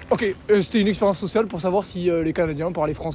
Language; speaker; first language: French; native; French